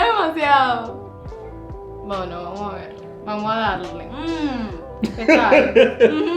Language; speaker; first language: Spanish; native; Spanish